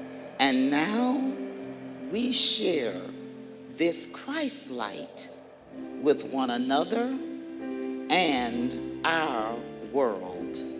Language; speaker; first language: English; native; English